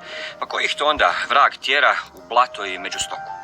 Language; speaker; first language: Croatian; native; Croatian